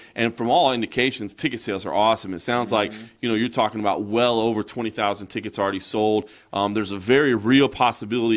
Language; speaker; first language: English; native; English